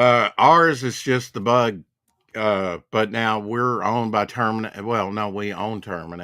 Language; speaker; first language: English; native; English